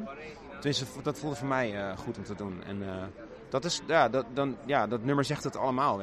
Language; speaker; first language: Dutch; native; Dutch